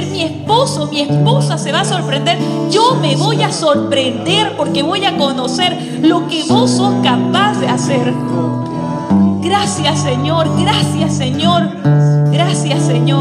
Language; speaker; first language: Spanish; native; Spanish